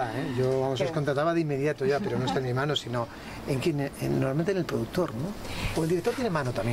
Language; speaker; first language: Spanish; native; Spanish